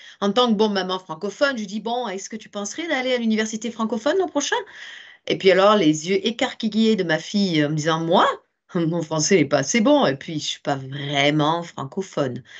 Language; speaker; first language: French; native; French